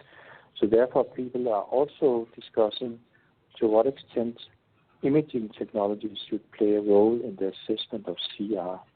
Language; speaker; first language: English; non-native, fluent; Danish